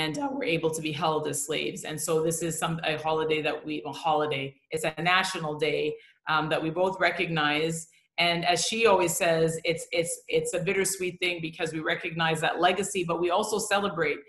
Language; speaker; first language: English; native; English